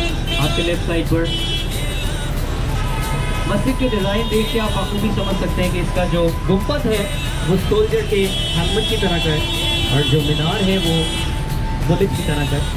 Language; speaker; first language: Hindi; native; Hindi